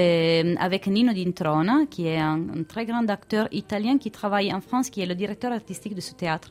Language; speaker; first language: French; non-native, fluent; Italian